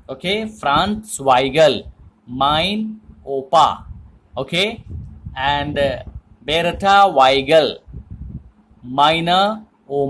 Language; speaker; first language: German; non-native, learner; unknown